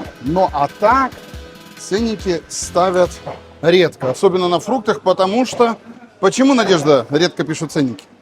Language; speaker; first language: Russian; native; Russian